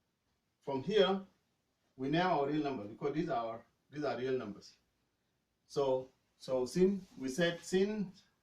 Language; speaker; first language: English; non-native, fluent; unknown